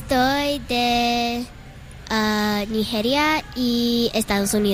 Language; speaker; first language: Spanish; non-native, learner; English